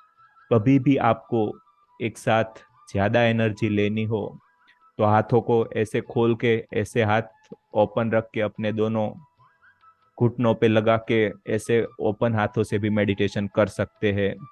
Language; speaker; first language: Hindi; native; Hindi